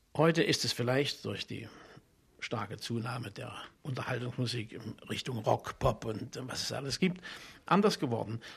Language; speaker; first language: German; native; German